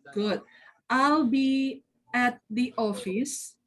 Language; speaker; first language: English; non-native, fluent; Indonesian